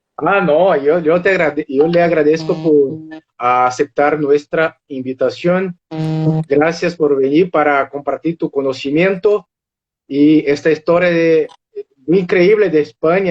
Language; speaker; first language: Spanish; non-native, fluent; Portuguese